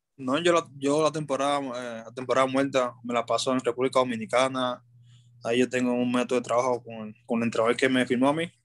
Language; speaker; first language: Spanish; native; Spanish